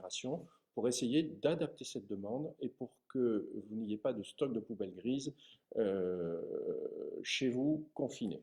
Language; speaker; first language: French; native; French